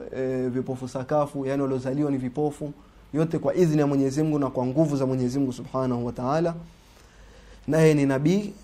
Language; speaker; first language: Swahili; native; Swahili